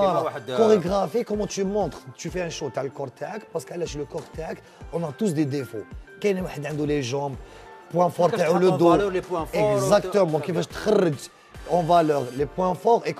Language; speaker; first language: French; non-native, local second language; Arabic